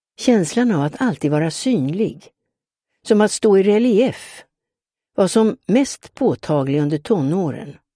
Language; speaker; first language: Swedish; native; Swedish